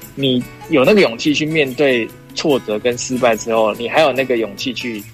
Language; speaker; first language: Chinese; native; Chinese